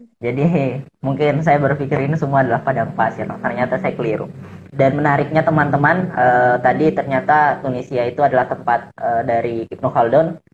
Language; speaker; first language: Indonesian; native; Indonesian